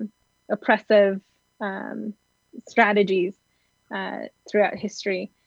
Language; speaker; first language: English; native; English